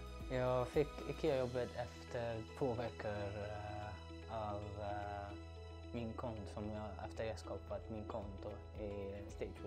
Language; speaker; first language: Swedish; non-native, learner; Arabic